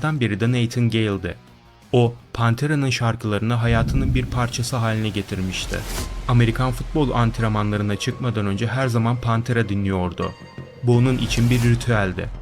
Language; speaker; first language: Turkish; native; Turkish